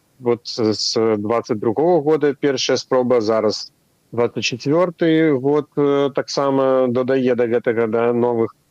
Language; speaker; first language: Belarusian; non-native, local second language; Russian